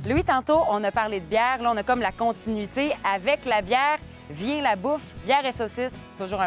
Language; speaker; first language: French; native; French